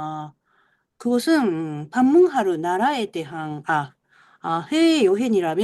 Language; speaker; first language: Korean; non-native, learner; Japanese